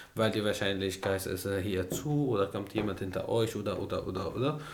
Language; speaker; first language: German; non-native, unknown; Arabic